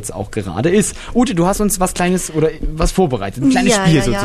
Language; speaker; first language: German; native; German